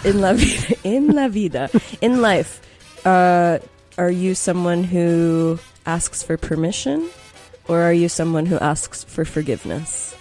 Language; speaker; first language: English; native; English